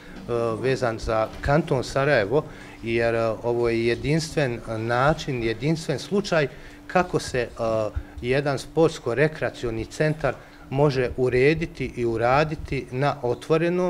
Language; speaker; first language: Croatian; native; Croatian